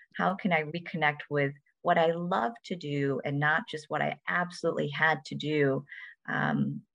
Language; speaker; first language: English; native; English